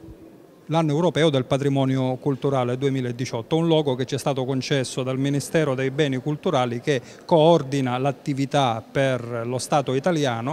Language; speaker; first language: Italian; native; Italian